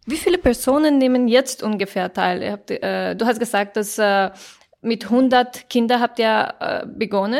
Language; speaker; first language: German; non-native, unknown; Persian